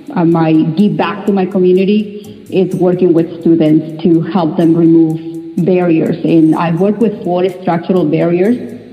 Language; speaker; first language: English; non-native, fluent; Spanish